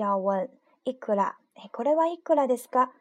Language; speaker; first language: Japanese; non-native, fluent; Chinese